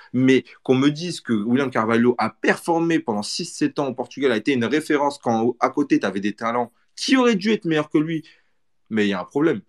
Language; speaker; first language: French; early bilingual, other home language; Portuguese